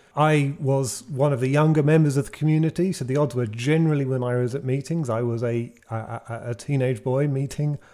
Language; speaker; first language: English; native; English